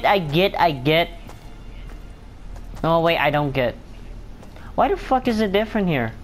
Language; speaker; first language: English; native; English